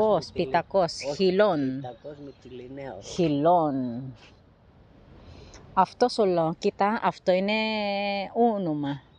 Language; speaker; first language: Greek; non-native, learner; Filipino